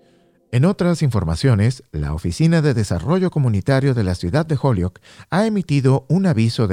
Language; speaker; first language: Spanish; native; Spanish